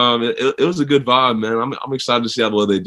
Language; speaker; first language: English; native; English